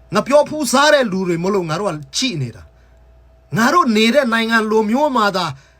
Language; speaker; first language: Burmese; non-native, local second language; Hakha Chin